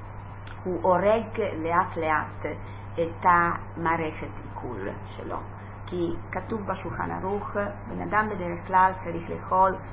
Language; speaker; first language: Hebrew; non-native, fluent; Italian